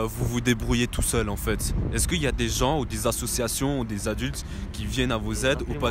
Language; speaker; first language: French; native; French